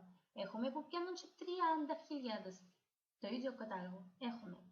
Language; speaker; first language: Greek; non-native, fluent; Ukrainian